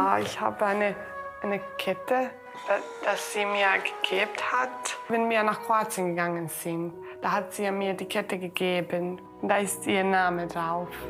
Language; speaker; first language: German; early bilingual, other home language; Croatian